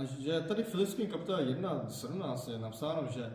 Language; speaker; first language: Czech; non-native, fluent; Korean